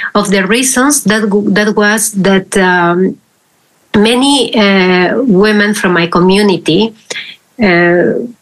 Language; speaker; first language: English; non-native, fluent; Spanish